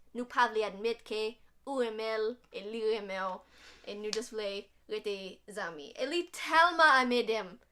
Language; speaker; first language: Haitian Creole; non-native, fluent; English